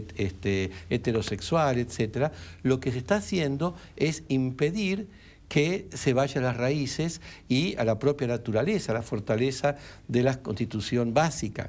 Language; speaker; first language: Spanish; native; Spanish